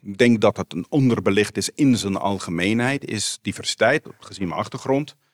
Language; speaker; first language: Dutch; non-native, local second language; Papiamento